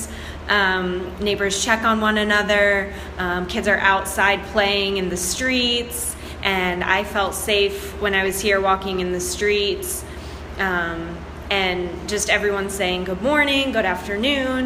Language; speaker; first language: English; native; English